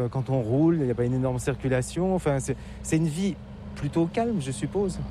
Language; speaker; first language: French; native; French